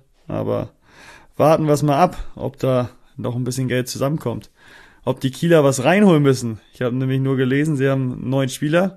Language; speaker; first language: German; native; German